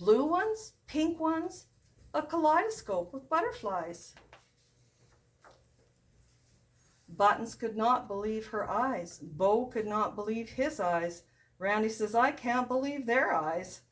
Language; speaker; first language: English; native; English